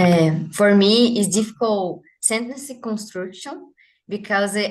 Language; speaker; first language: English; non-native, learner; Portuguese